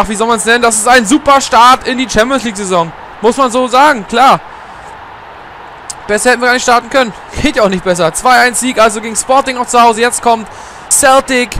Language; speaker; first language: German; native; German